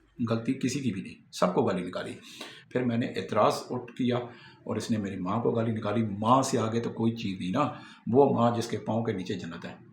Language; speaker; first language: Urdu; non-native, local second language; Pashto